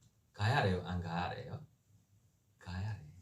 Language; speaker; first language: Korean; non-native, learner; Burmese